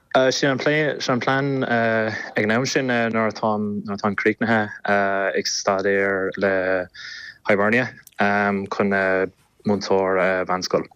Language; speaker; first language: Irish; non-native, local second language; English